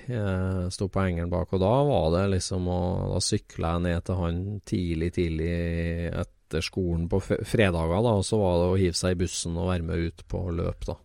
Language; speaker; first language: Norwegian; native; Norwegian